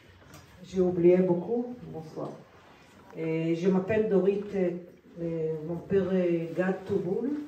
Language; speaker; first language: French; early bilingual, heritage; Hebrew